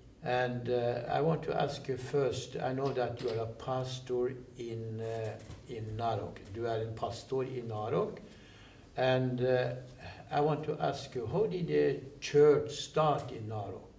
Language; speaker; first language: English; non-native, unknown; Norwegian